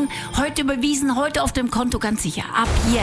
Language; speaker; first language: German; native; German